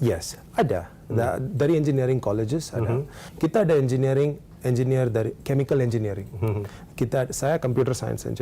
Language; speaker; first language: Indonesian; non-native, learner; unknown